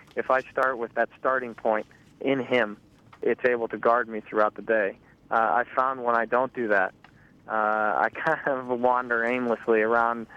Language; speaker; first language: English; native; English